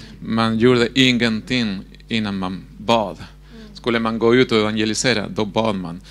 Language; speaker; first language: Swedish; non-native, fluent; Spanish